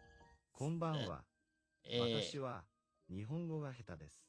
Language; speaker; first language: Japanese; non-native, learner; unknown